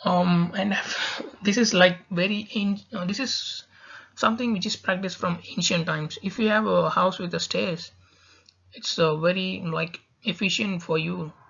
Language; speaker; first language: English; non-native, local second language; Tamil